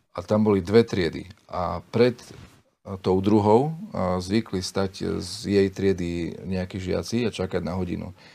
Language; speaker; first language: Slovak; native; Slovak